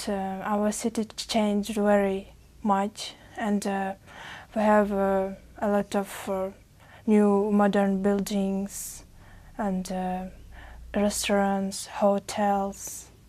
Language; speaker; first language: English; non-native, learner; Uzbek